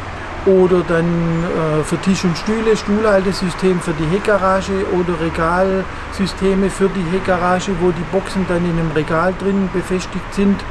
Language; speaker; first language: German; native; German